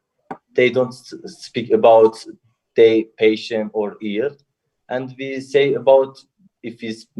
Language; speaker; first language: English; non-native, learner; Turkish